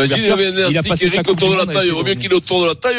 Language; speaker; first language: French; native; French